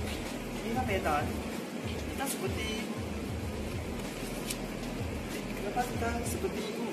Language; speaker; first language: Indonesian; non-native, learner; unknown